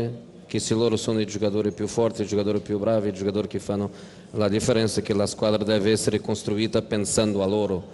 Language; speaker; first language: Italian; non-native, fluent; Portuguese